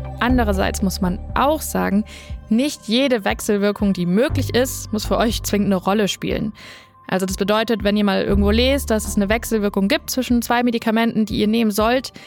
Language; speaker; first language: German; native; German